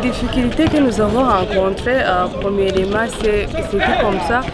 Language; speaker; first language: French; non-native, local second language; Rundi